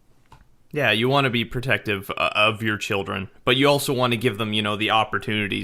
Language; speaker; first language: English; native; English